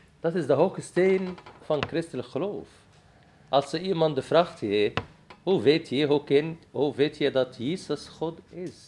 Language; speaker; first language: Dutch; non-native, fluent; Arabic